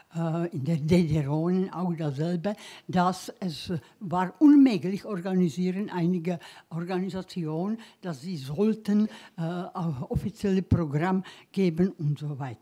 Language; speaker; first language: German; non-native, learner; Czech